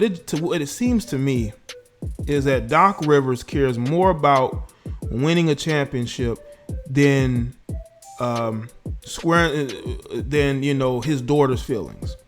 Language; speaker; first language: English; native; English